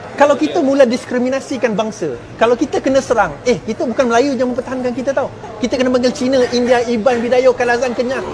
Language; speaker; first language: Malay; non-native, local second language; Chinese